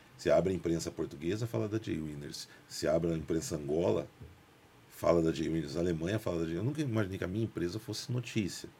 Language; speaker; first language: Portuguese; native; Portuguese